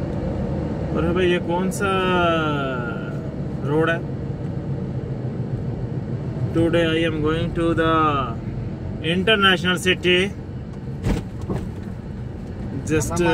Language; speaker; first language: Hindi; non-native, local second language; Punjabi